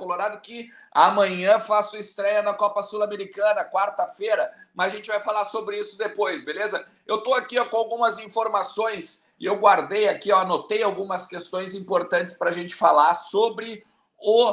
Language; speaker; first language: Portuguese; native; Portuguese